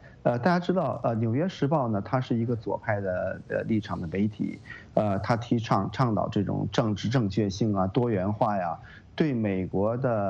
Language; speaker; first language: Chinese; native; Chinese